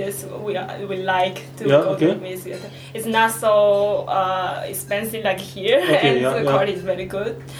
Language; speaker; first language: English; non-native, learner; Chinese